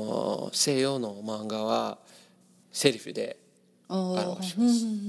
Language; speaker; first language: Japanese; non-native, learner; English